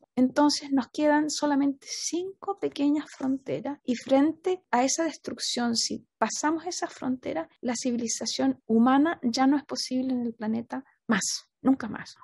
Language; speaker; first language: Spanish; native; Spanish